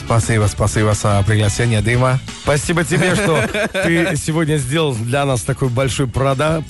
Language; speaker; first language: Russian; native; Russian